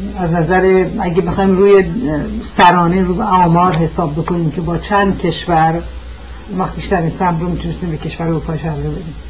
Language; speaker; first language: Persian; early bilingual, heritage; Persian